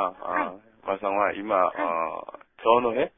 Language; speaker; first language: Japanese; non-native, learner; Korean